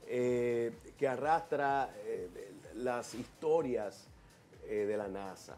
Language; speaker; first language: Spanish; native; Spanish